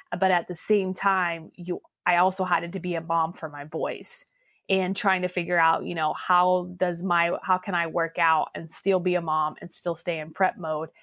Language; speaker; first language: English; non-native, local second language; Pennsylvania German